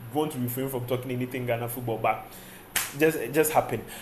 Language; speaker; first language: English; non-native, local second language; Akan